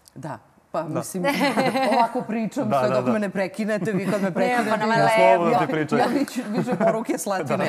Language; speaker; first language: Serbian; native; Serbian